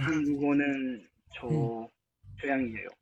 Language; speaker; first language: Korean; non-native, learner; Chinese